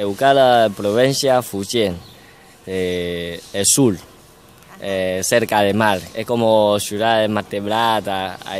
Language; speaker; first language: Spanish; non-native, learner; Chinese